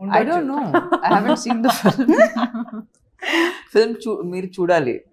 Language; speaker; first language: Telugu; non-native, fluent; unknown